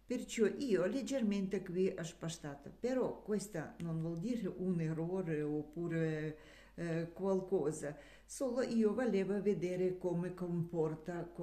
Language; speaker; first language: Italian; non-native, learner; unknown